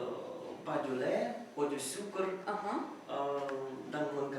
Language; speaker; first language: French; non-native, learner; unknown